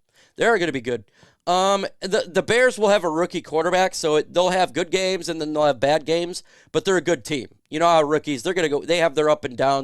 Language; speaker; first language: English; native; English